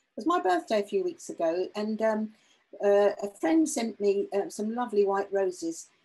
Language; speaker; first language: English; native; English